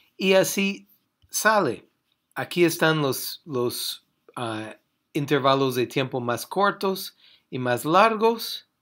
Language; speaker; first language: Spanish; non-native, fluent; English